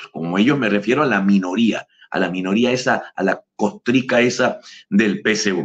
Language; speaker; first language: Spanish; native; Spanish